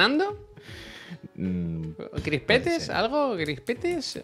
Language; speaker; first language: Spanish; native; Spanish